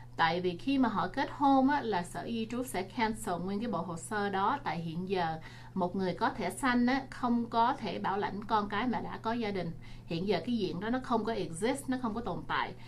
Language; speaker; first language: Vietnamese; early bilingual, heritage; Vietnamese